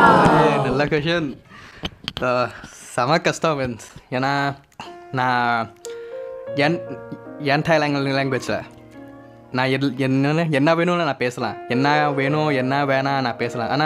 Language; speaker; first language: Tamil; non-native, learner; Thai